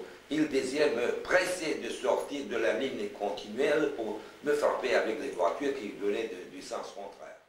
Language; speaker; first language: French; non-native, fluent; Romanian